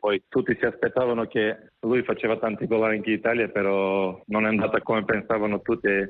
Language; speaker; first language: Italian; non-native, fluent; Macedonian